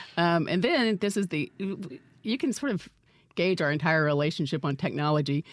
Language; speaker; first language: English; native; English